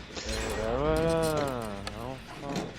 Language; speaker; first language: French; native; French